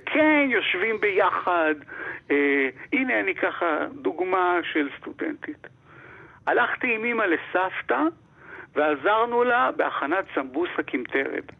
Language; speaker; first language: Hebrew; native; Hebrew